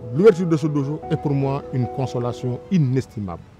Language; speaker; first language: French; non-native, local second language; Wolof